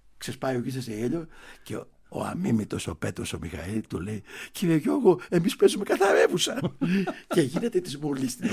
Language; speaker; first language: Greek; early bilingual, heritage; Greek